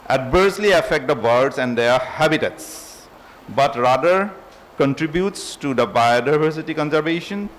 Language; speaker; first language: English; non-native, local second language; Assamese